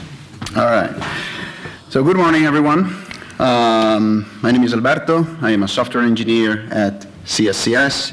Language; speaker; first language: English; non-native, fluent; Italian